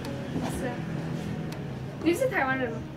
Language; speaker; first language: Chinese; early bilingual, heritage; Indonesian